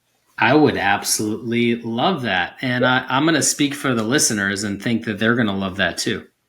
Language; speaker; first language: English; native; English